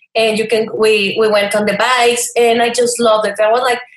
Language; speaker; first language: English; non-native, fluent; Spanish